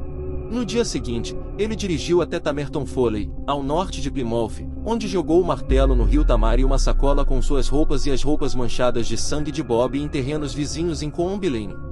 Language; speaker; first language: Portuguese; native; Portuguese